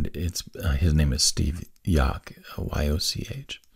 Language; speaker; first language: English; native; English